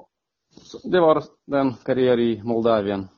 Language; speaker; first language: Swedish; non-native, fluent; Romanian